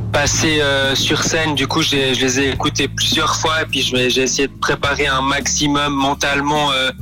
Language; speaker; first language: French; native; French